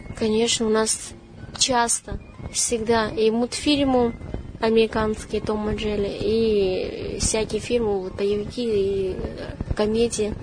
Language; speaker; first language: Russian; non-native, fluent; Chinese